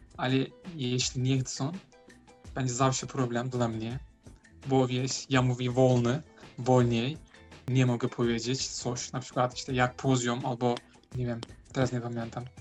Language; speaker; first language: Polish; non-native, learner; Turkish